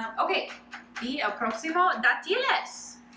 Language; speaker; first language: Spanish; non-native, learner; English